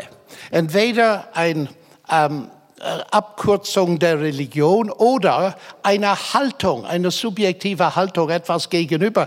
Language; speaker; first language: German; non-native, fluent; English